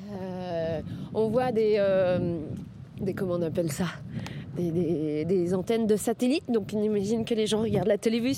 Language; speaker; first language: French; native; French